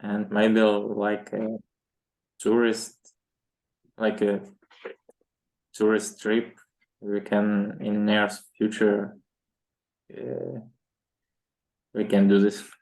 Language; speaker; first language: English; non-native, learner; Russian